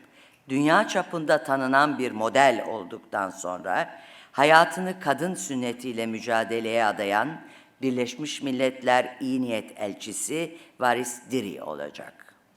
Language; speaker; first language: Turkish; native; Turkish